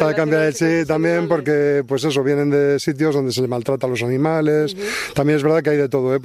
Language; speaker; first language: Spanish; native; Spanish